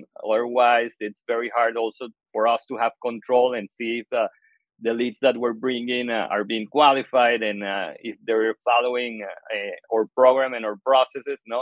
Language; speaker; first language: English; non-native, fluent; Spanish